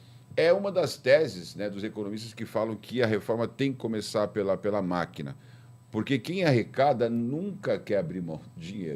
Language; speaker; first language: Portuguese; native; Portuguese